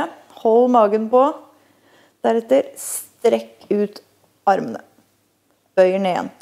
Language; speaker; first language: Norwegian; native; Norwegian